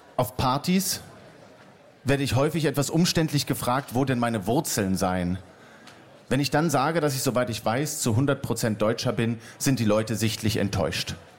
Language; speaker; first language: German; native; German